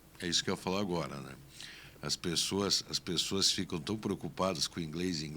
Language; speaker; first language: Portuguese; native; Portuguese